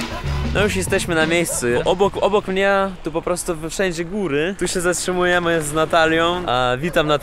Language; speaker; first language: Polish; non-native, learner; Russian